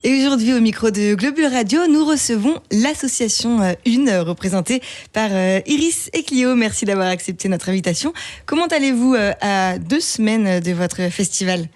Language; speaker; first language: French; native; French